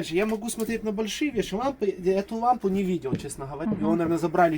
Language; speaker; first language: Russian; early bilingual, heritage; Russian